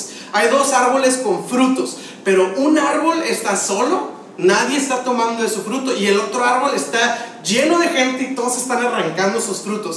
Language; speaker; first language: Spanish; native; Spanish